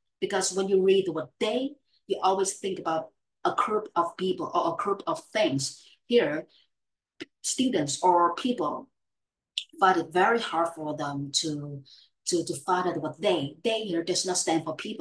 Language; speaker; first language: English; non-native, fluent; Vietnamese